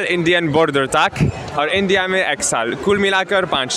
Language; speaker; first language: Hindi; non-native, learner; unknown